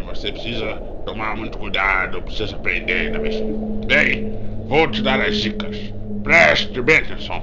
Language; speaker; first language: Portuguese; native; Portuguese